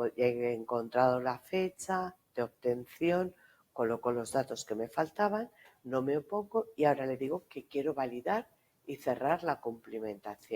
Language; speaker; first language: Spanish; native; Spanish